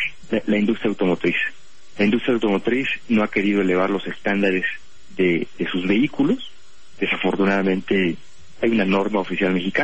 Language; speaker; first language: Spanish; native; Spanish